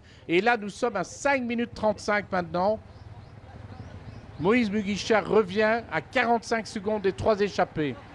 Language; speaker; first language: French; native; French